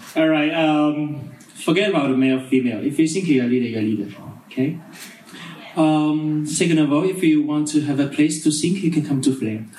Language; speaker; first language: English; non-native, fluent; German